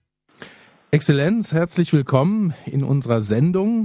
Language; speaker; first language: German; native; German